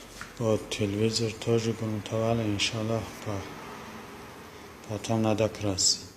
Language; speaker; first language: Russian; non-native, local second language; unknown